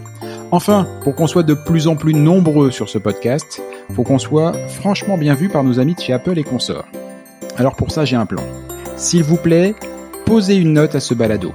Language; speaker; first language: French; native; French